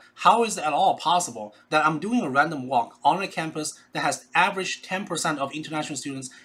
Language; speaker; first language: English; non-native, fluent; Chinese